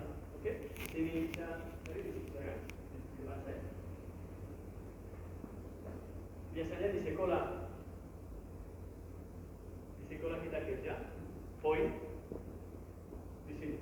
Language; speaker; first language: Indonesian; non-native, learner; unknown